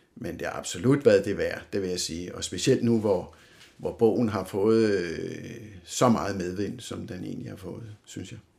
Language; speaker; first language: Danish; native; Danish